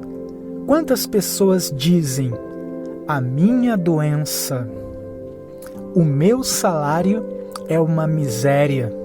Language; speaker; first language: Portuguese; native; Portuguese